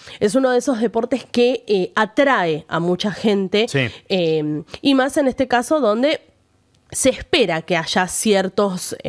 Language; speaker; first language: Spanish; native; Spanish